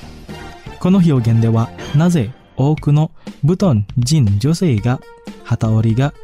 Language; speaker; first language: Japanese; non-native, fluent; Indonesian